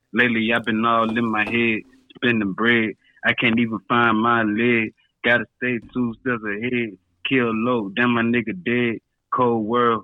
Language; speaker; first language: English; native; English